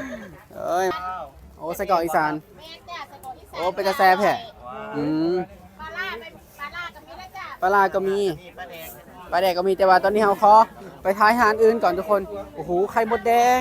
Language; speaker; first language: Thai; non-native, local second language; Northeastern Thai